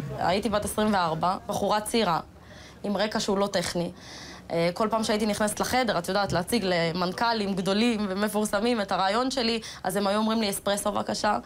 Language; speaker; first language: Hebrew; early bilingual, other home language; Russian